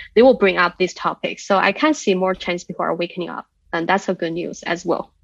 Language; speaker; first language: English; non-native, fluent; Chinese